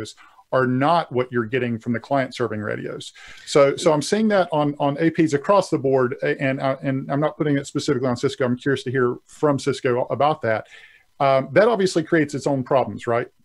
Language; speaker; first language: English; native; English